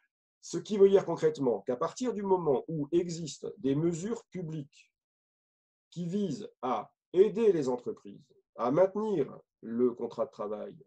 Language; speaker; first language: French; native; French